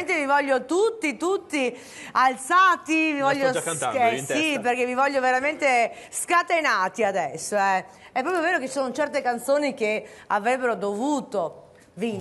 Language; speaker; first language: Italian; native; Italian